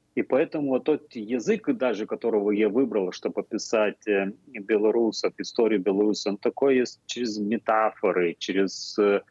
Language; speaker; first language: Russian; non-native, fluent; Lithuanian